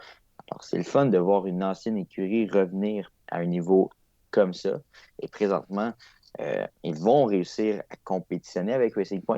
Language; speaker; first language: French; native; French